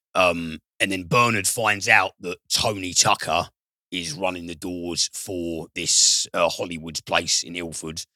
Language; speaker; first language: English; native; English